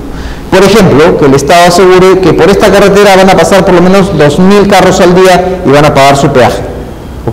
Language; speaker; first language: Spanish; native; Spanish